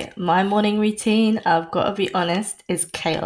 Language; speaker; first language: English; native; English